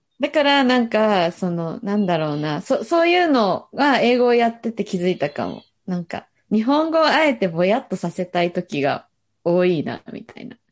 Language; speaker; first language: Japanese; native; Japanese